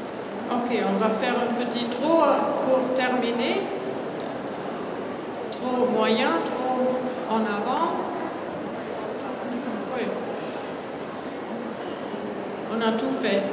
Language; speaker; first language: French; non-native, fluent; German